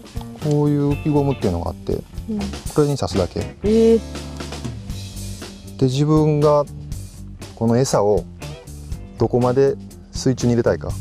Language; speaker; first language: Japanese; native; Japanese